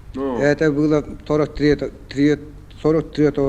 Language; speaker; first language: Russian; non-native, local second language; Yakut